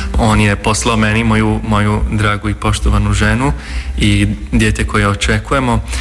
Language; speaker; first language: Bosnian; non-native, local second language; Hungarian